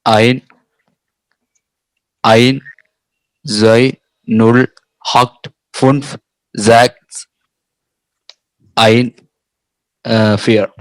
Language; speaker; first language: German; non-native, learner; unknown